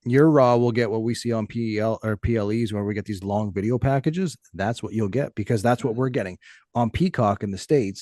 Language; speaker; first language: English; native; English